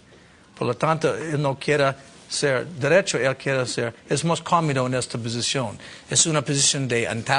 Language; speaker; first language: Spanish; non-native, learner; English